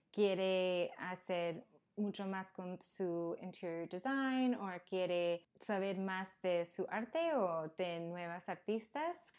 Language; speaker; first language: Spanish; early bilingual, heritage; Spanish